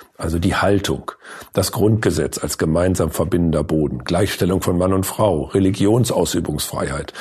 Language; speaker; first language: German; native; German